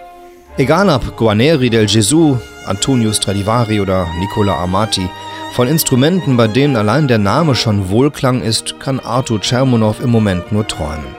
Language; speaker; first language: German; native; German